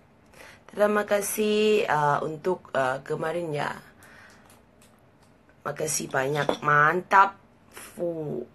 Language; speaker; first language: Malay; non-native, learner; Thai